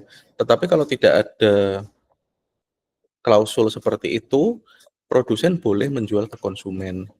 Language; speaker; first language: Indonesian; native; Indonesian